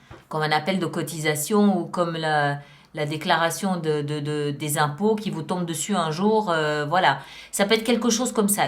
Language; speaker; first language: French; native; French